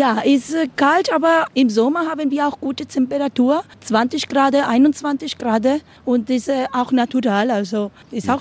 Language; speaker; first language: German; non-native, learner; Spanish